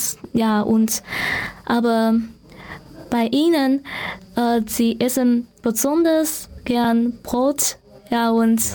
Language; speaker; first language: German; non-native, learner; Chinese